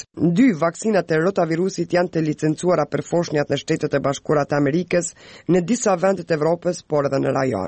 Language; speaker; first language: Albanian; native; Albanian